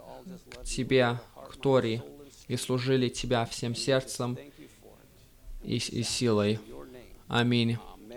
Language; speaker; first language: Russian; early bilingual, heritage; Russian